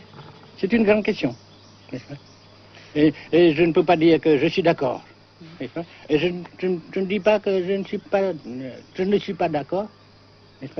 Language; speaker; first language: French; non-native, local second language; Vietnamese